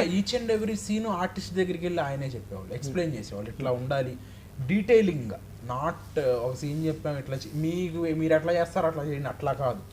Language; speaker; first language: Telugu; native; Telugu